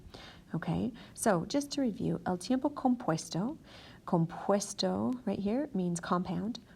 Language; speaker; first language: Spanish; non-native, fluent; English